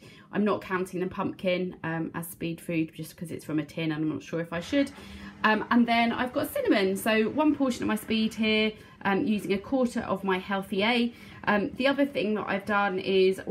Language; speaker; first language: English; native; English